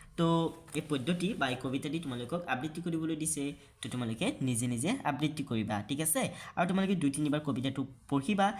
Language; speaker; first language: Assamese; native; Assamese